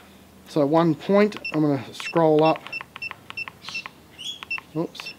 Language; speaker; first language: English; native; English